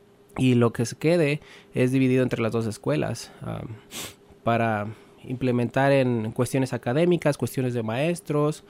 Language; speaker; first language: Spanish; native; Spanish